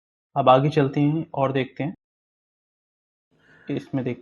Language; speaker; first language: Hindi; native; Hindi